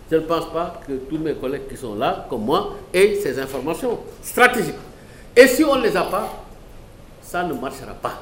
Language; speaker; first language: French; non-native, local second language; Wolof